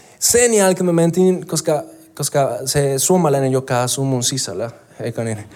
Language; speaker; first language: Finnish; non-native, fluent; Spanish